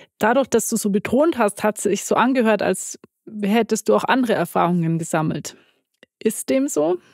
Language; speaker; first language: German; non-native, fluent; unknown